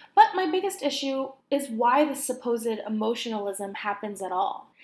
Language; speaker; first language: English; native; English